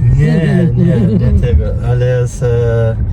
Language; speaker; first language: Polish; non-native, learner; Portuguese